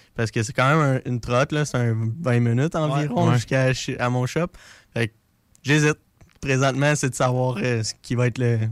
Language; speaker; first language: French; native; French